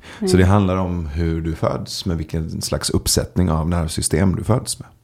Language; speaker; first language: Swedish; early bilingual, other home language; Persian